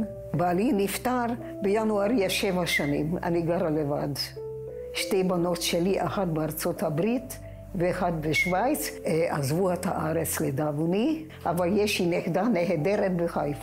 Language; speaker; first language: Hebrew; non-native, fluent; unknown